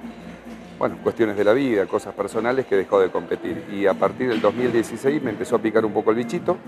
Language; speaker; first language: Spanish; native; Spanish